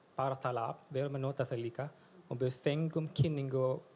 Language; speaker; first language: Icelandic; non-native, fluent; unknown